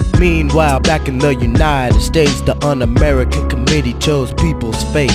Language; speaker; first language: English; native; English